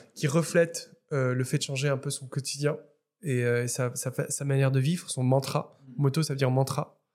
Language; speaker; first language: French; non-native, local second language; Arabic